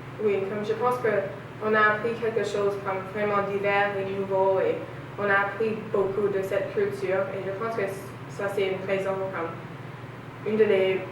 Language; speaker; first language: French; non-native, learner; English